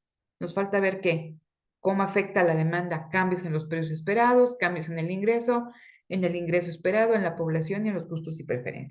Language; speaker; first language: Spanish; native; Spanish